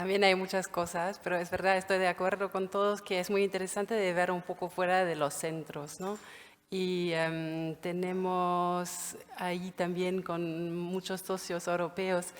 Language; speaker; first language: Spanish; non-native, fluent; German